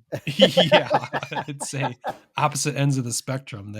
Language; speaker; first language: English; native; English